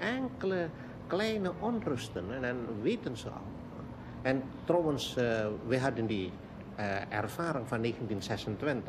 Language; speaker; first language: Dutch; non-native, local second language; Indonesian